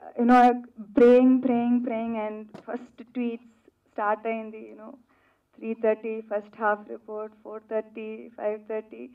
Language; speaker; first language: Telugu; non-native, fluent; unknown